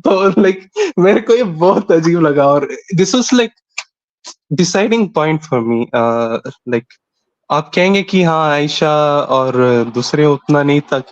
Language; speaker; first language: Hindi; non-native, local second language; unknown